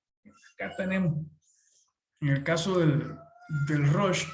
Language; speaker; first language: Spanish; native; Spanish